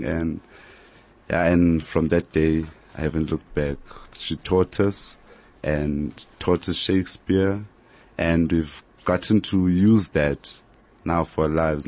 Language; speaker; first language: English; non-native, local second language; Xhosa